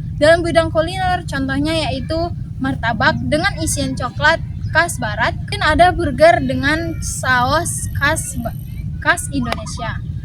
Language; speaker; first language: Indonesian; native; Indonesian